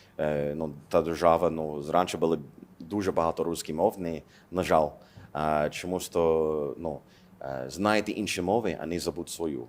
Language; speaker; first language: Ukrainian; non-native, learner; English